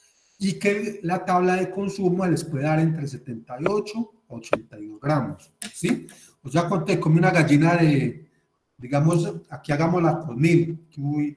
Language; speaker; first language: Spanish; native; Spanish